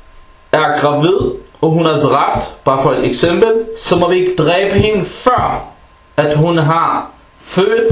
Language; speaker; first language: Danish; early bilingual, other home language; Arabic